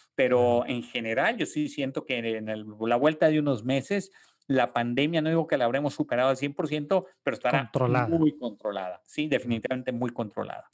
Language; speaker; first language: Spanish; native; Spanish